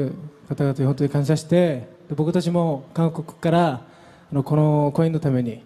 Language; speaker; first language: Japanese; non-native, fluent; Korean